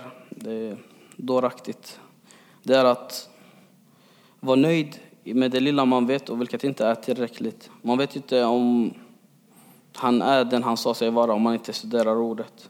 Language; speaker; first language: Swedish; early bilingual, other home language; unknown